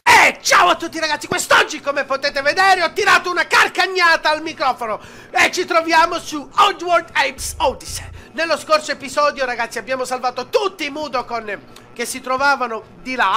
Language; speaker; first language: Italian; native; Italian